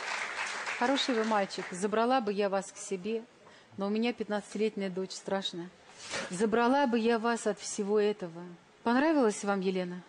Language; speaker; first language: Russian; native; Russian